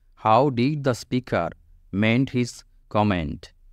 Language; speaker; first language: English; non-native, local second language; Bangla